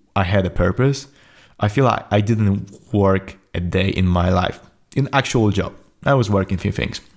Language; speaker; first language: English; non-native, fluent; Polish